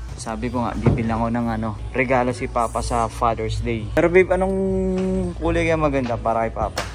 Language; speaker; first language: Filipino; native; Filipino